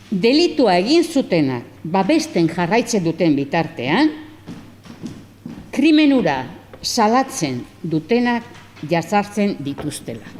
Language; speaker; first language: Basque; non-native, local second language; Spanish